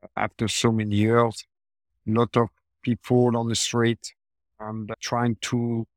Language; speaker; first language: English; non-native, learner; French